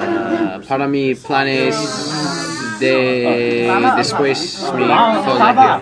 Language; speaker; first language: Spanish; non-native, learner; English